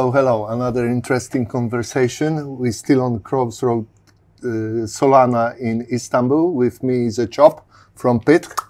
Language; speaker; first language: English; non-native, learner; Polish